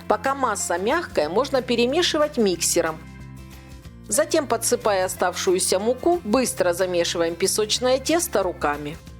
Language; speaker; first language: Russian; native; Russian